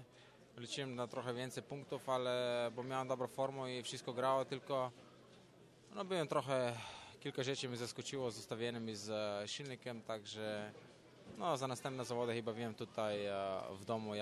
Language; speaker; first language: Polish; non-native, fluent; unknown